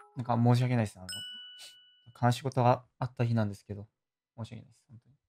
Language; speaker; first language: Japanese; non-native, fluent; Korean